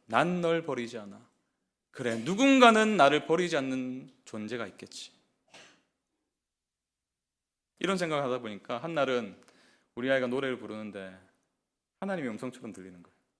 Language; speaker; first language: Korean; native; Korean